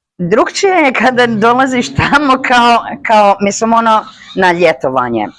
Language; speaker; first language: Bosnian; early bilingual, heritage; Croatian